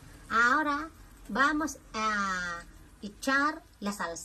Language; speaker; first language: Spanish; non-native, fluent; Filipino